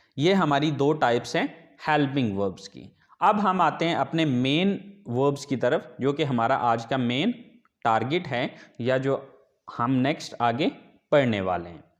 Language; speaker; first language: Urdu; native; Urdu